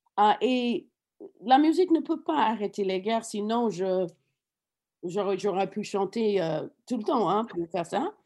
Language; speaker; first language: French; non-native, fluent; English